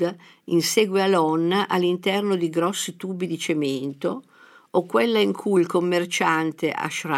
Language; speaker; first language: Italian; native; Italian